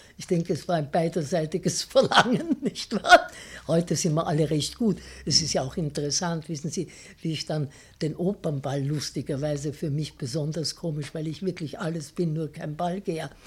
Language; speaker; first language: German; native; German